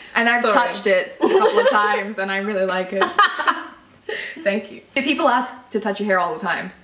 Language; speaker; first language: English; native; English